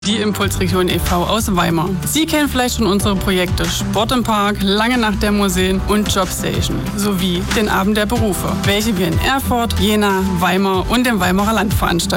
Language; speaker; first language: German; native; German